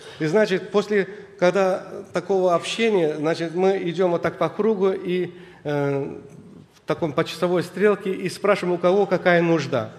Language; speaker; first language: Russian; non-native, local second language; Azerbaijani